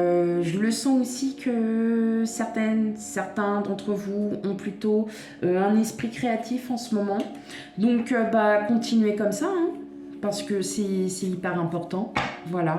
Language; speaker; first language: French; native; French